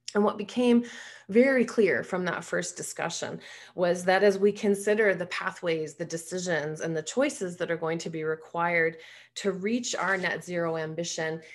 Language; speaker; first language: English; native; English